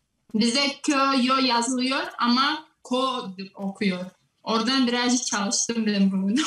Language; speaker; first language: Turkish; non-native, learner; Russian